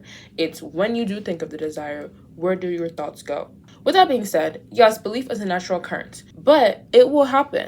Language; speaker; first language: English; native; English